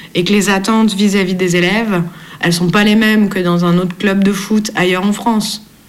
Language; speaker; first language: French; native; French